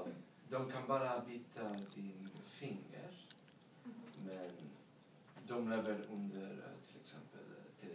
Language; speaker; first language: Swedish; non-native, learner; English